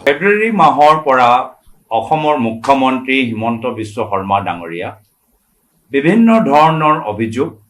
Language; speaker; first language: Assamese; native; Assamese